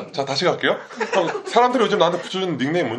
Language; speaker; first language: Korean; native; Korean